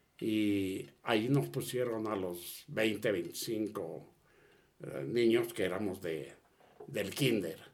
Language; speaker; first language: Spanish; early bilingual, other home language; Catalan